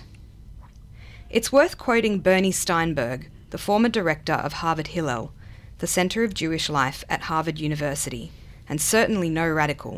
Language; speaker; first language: English; non-native, local second language; Hebrew